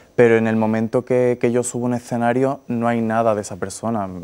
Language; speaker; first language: Spanish; native; Spanish